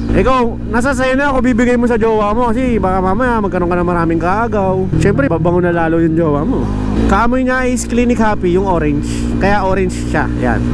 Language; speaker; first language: Filipino; native; Filipino